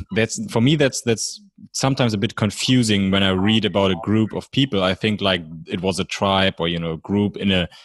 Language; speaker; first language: English; non-native, fluent; German